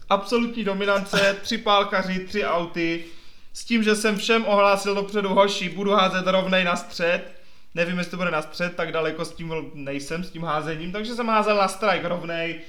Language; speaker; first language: Czech; native; Czech